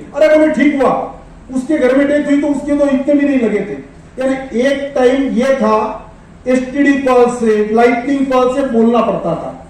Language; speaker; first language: Hindi; non-native, local second language; Marwari